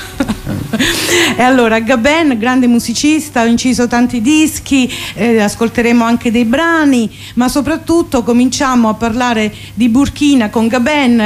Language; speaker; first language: Italian; native; Italian